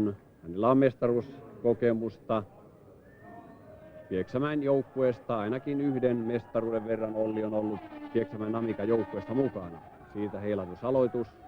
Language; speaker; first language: Finnish; native; Finnish